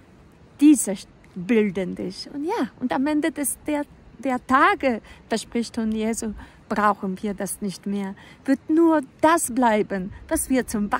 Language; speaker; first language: German; non-native, fluent; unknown